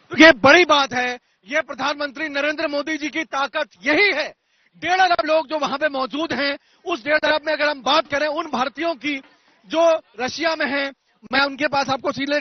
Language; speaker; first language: Hindi; native; Hindi